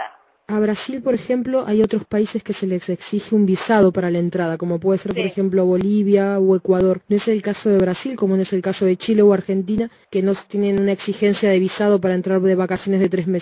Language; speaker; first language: Spanish; native; Spanish